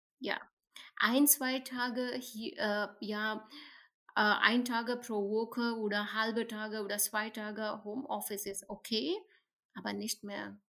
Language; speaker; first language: German; non-native, learner; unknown